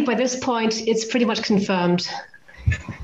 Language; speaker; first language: English; native; English